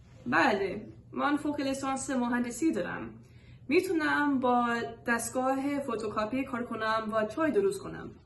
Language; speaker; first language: Persian; non-native, learner; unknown